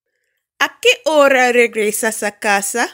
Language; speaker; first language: Spanish; non-native, fluent; English